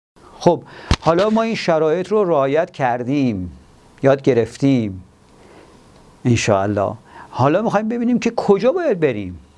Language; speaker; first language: Persian; native; Persian